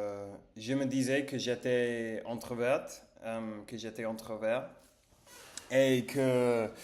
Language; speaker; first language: French; non-native, learner; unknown